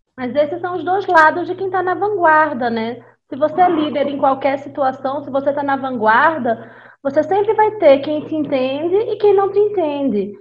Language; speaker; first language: Portuguese; native; Portuguese